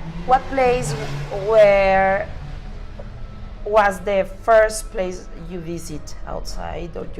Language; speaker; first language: English; non-native, learner; Spanish